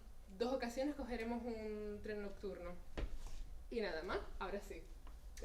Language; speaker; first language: Spanish; native; Spanish